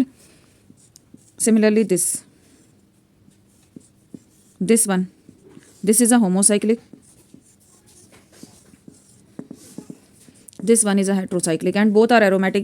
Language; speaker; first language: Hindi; native; Hindi